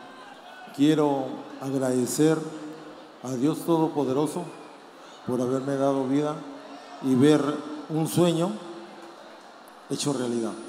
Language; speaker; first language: Spanish; native; Spanish